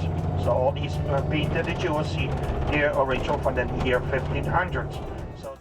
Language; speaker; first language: English; non-native, fluent; Papiamento